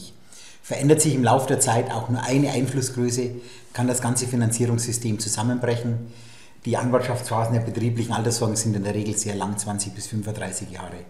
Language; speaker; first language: German; native; German